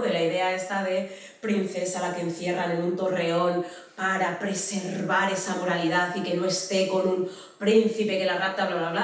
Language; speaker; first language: Spanish; native; Spanish